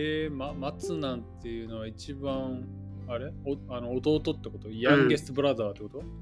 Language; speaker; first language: Japanese; native; Japanese